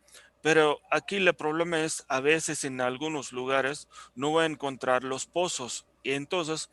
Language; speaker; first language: Spanish; non-native, fluent; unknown